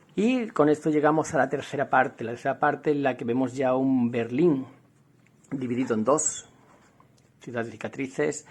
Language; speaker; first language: Spanish; native; Spanish